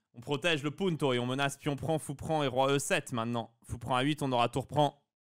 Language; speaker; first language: French; native; French